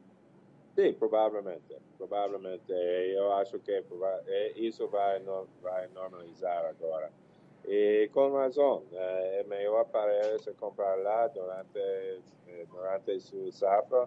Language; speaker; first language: Portuguese; non-native, fluent; English